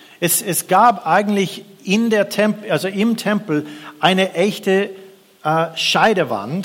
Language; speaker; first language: German; non-native, fluent; English